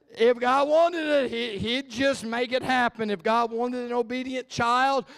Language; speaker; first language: English; native; English